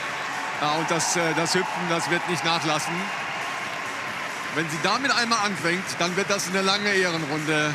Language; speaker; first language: German; native; German